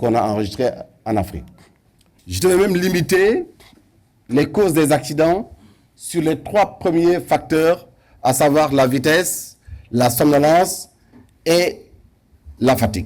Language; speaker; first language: French; non-native, local second language; Wolof